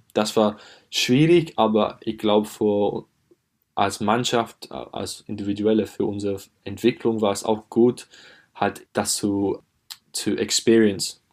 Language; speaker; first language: German; non-native, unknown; English